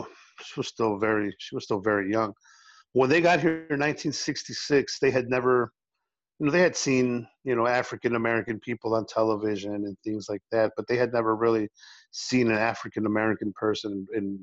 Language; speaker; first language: English; early bilingual, other home language; Spanish